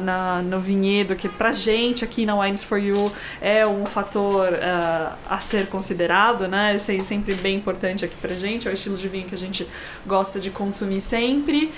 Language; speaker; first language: Portuguese; native; Portuguese